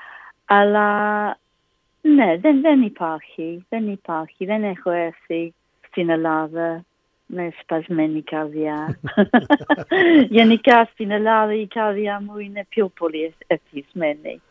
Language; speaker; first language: Greek; non-native, learner; English